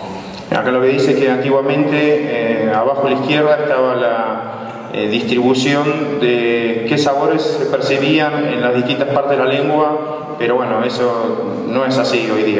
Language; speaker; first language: Spanish; native; Spanish